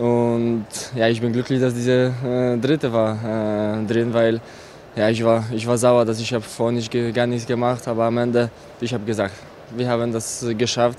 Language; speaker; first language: German; non-native, learner; Polish